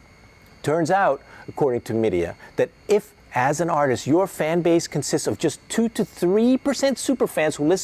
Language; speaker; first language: English; native; English